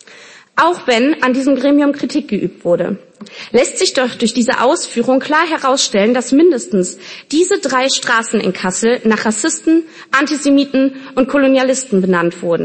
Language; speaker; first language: German; native; German